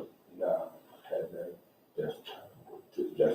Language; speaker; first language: Arabic; non-native, learner; English